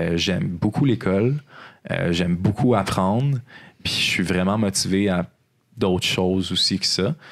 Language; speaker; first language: French; native; French